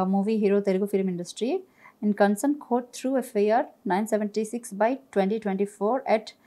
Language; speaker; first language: English; non-native, local second language; Telugu